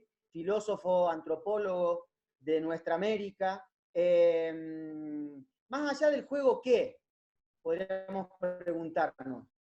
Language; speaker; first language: Spanish; native; Spanish